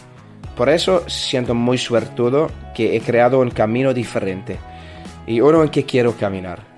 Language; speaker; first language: Spanish; non-native, learner; English